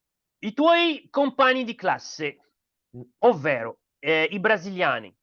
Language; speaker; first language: Italian; non-native, learner; Portuguese